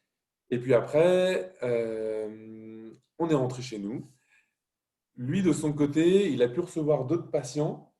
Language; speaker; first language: French; native; French